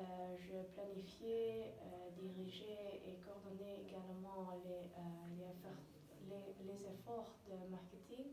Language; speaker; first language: French; non-native, learner; Dutch